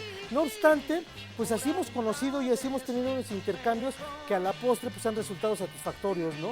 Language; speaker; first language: Spanish; native; Spanish